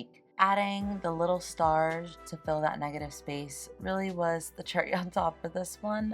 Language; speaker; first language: English; native; English